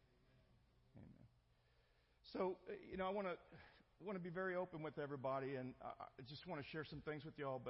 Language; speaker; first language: English; native; English